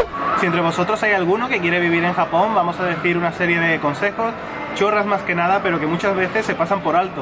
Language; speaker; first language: Spanish; native; Spanish